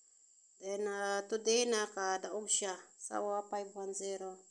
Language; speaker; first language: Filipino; non-native, local second language; Cebuano